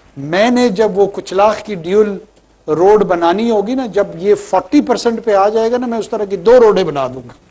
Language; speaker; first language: Urdu; non-native, local second language; Pashto